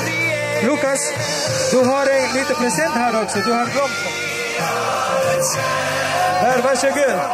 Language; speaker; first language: Swedish; non-native, fluent; Spanish